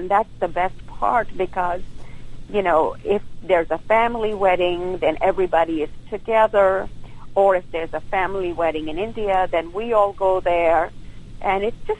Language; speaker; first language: English; non-native, local second language; Hindi